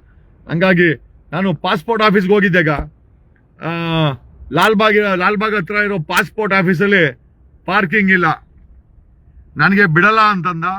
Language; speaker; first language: Kannada; native; Kannada